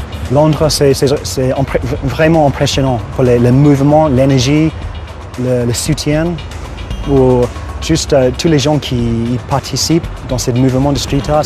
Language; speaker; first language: French; non-native, fluent; English